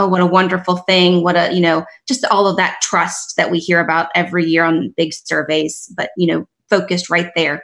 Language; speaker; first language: English; native; English